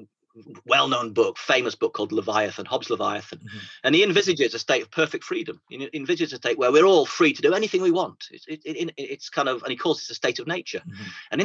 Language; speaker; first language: English; native; English